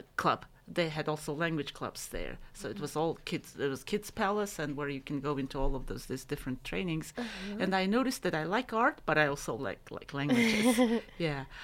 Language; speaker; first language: English; non-native, fluent; Mongolian